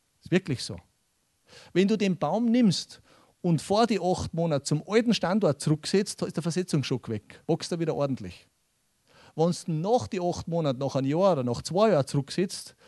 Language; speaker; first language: German; native; German